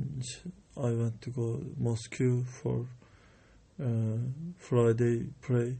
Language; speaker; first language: English; non-native, learner; Turkish